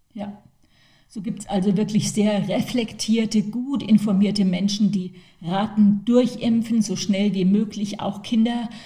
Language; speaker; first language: German; native; German